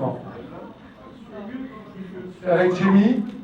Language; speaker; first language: French; native; French